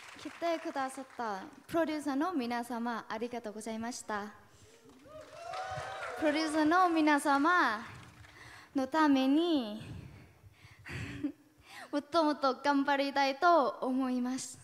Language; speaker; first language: Japanese; non-native, fluent; Korean